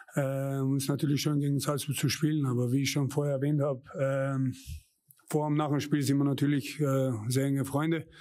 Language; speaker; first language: German; native; German